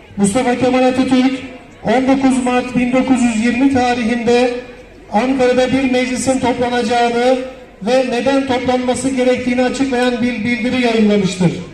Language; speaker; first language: Turkish; native; Turkish